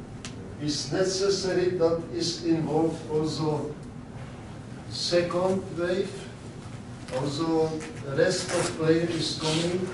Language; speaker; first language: English; non-native, learner; Czech